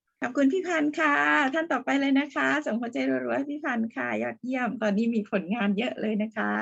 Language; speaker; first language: Thai; native; Thai